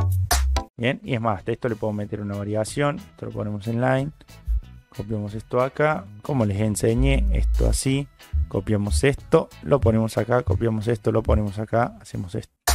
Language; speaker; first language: Spanish; native; Spanish